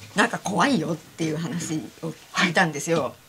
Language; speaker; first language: Japanese; native; Japanese